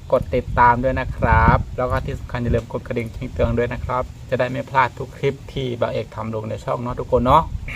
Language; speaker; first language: Thai; native; Thai